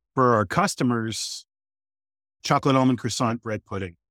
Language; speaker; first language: English; native; English